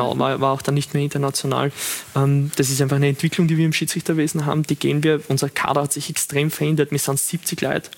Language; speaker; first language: German; native; German